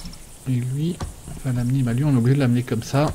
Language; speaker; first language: French; native; French